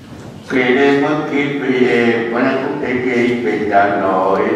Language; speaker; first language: Portuguese; non-native, local second language; Kayapó